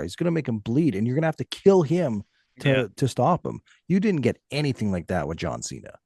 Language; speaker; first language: English; native; English